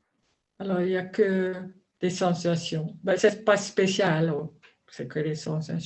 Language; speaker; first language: French; non-native, learner; Dutch